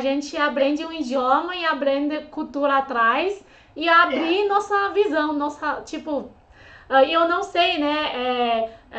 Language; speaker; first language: Portuguese; non-native, fluent; Chinese